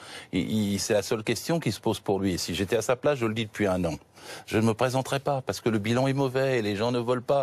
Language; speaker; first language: French; native; French